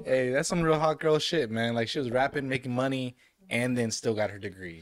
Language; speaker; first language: English; native; English